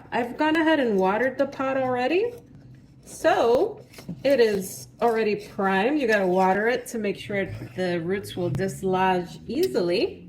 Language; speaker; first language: English; native; English